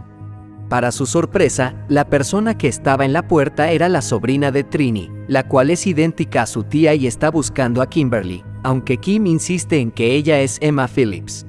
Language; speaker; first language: Spanish; native; Spanish